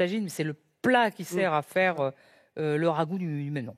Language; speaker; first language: French; native; French